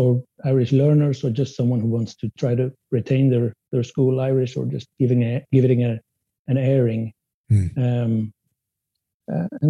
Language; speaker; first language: English; non-native, fluent; Spanish